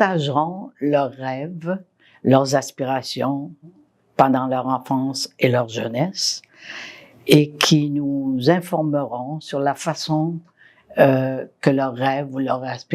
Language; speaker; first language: French; non-native, fluent; English